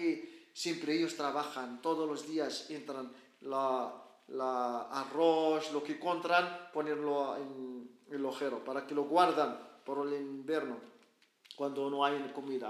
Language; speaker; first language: Spanish; non-native, learner; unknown